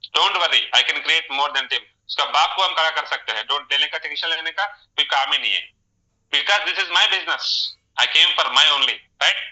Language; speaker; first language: Hindi; non-native, local second language; Telugu